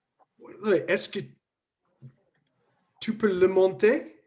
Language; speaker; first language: French; non-native, learner; English